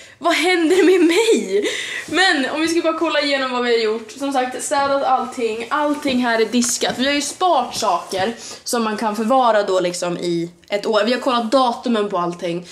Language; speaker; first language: Swedish; native; Swedish